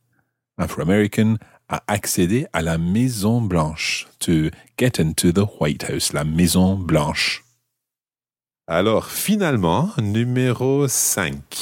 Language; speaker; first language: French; non-native, fluent; English